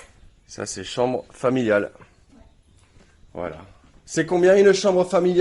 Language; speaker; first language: French; native; French